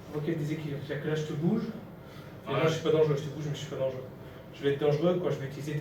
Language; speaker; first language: French; native; French